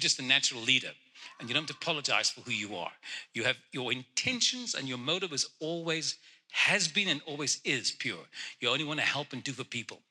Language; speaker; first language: English; non-native, local second language; Afrikaans